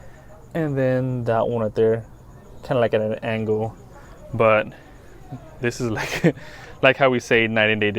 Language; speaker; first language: English; native; English